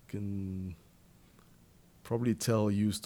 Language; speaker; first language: English; native; English